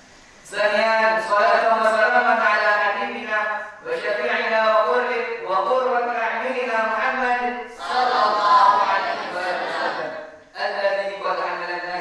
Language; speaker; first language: Arabic; non-native, learner; Indonesian